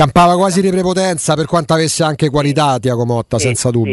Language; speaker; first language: Italian; native; Italian